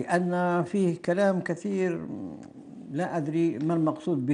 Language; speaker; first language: Arabic; native; Arabic